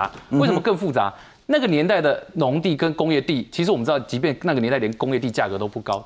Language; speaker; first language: Chinese; native; Chinese